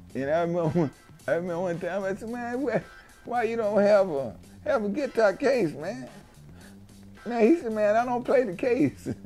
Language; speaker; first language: English; native; English